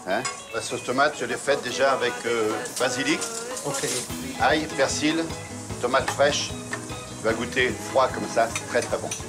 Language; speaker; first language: French; native; French